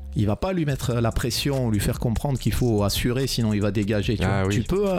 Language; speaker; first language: French; native; French